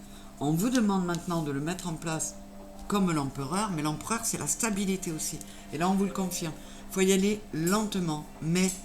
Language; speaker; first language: French; native; French